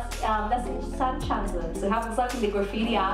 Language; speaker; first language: German; non-native, learner; Cantonese